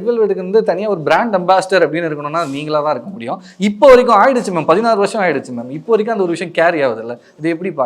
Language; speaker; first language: Tamil; native; Tamil